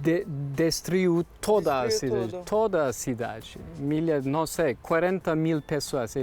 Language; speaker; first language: Portuguese; non-native, learner; Turkish